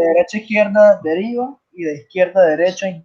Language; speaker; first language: Spanish; native; Spanish